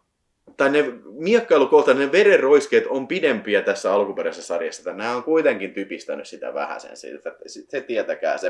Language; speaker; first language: Finnish; native; Finnish